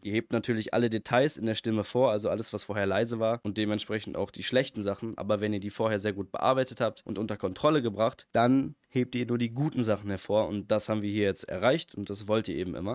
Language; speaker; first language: German; native; German